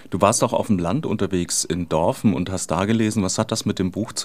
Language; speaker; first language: German; native; German